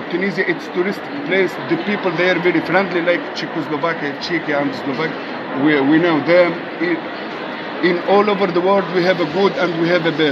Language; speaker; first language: English; non-native, learner; Arabic